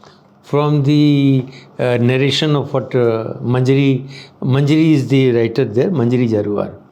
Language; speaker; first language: English; non-native, local second language; Hindi